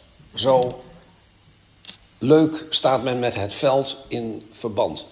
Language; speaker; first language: Dutch; native; Dutch